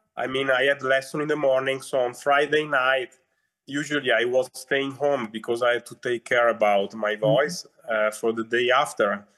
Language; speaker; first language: English; non-native, fluent; Italian